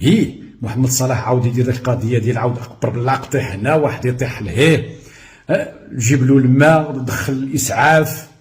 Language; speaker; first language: Arabic; native; Arabic